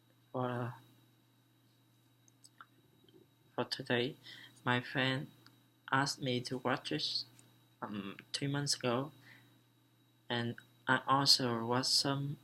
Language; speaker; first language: English; non-native, learner; Vietnamese